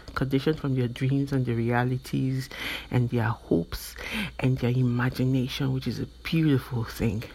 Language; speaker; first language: English; non-native, local second language; Yoruba